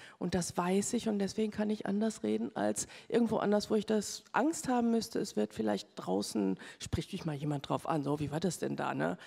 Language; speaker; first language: German; native; German